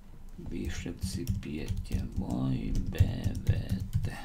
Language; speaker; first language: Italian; non-native, learner; Slovak